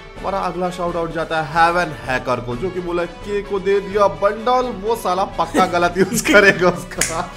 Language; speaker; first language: Hindi; native; Hindi